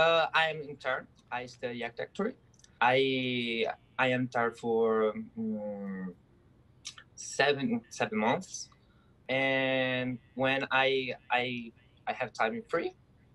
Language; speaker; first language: English; non-native, learner; Portuguese